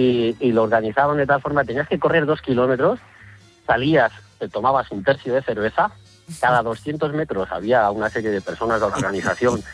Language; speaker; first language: Spanish; native; Spanish